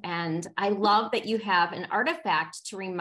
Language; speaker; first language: English; native; English